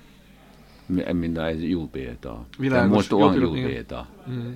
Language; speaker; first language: Hungarian; non-native, learner; Chinese